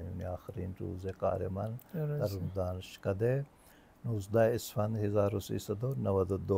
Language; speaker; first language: Persian; non-native, fluent; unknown